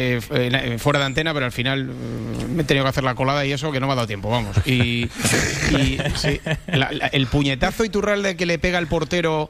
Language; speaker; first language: Spanish; native; Spanish